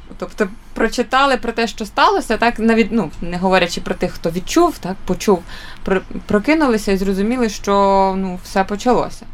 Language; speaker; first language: Ukrainian; native; Ukrainian